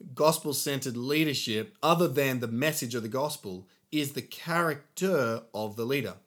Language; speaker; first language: English; native; English